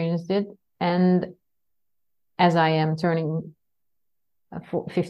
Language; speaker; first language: English; non-native, fluent; Dutch